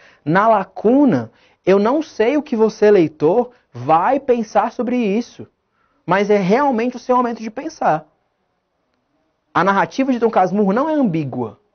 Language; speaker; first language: Portuguese; native; Portuguese